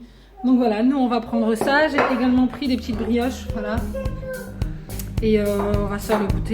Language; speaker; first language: French; native; French